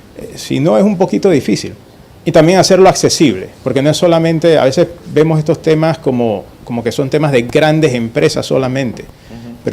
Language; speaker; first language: Spanish; native; Spanish